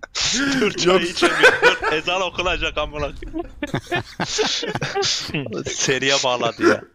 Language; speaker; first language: Turkish; native; Turkish